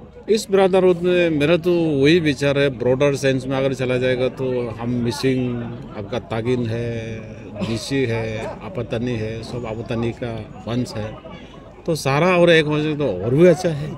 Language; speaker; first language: Hindi; non-native, local second language; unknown